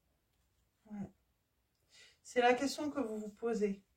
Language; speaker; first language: French; native; French